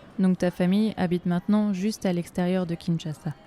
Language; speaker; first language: French; native; French